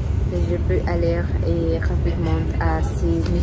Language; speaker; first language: French; non-native, learner; Spanish